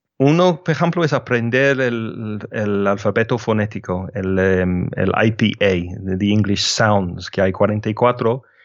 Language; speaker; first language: Spanish; non-native, fluent; English